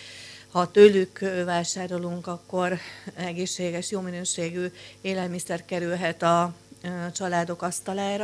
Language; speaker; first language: Hungarian; native; Hungarian